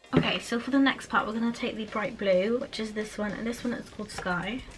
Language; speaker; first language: English; native; English